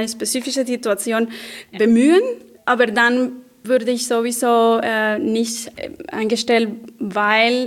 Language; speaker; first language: German; non-native, fluent; Spanish